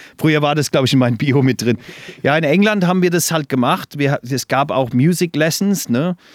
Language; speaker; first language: German; non-native, fluent; English